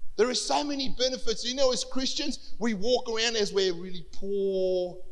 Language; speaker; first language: English; early bilingual, other home language; Greek